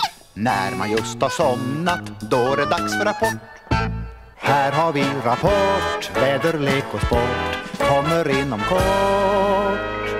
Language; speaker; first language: Swedish; native; Swedish